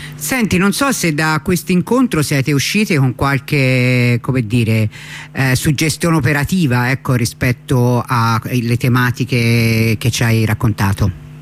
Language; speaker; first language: Italian; native; Italian